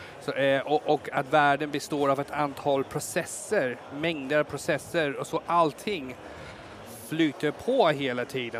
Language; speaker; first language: Swedish; non-native, fluent; English